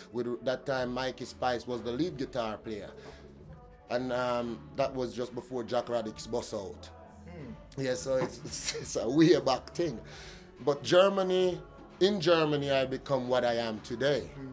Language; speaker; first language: English; native; English